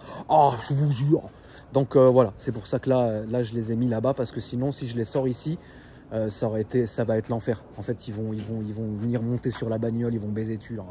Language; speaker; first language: French; native; French